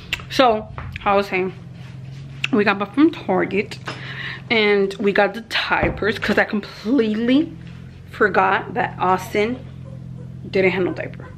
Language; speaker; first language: English; early bilingual, other home language; Spanish